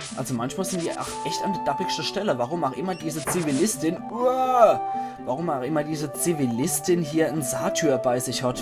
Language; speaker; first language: German; native; German